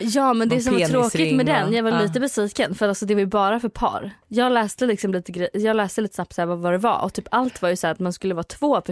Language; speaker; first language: Swedish; native; Swedish